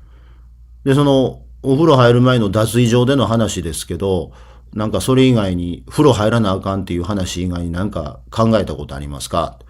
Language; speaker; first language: Japanese; native; Japanese